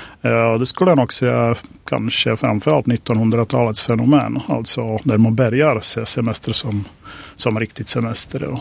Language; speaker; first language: Swedish; non-native, fluent; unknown